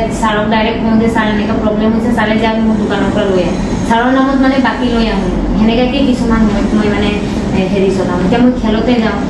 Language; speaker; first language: Assamese; non-native, local second language; Sadri